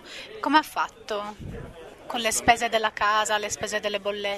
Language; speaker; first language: Italian; native; Italian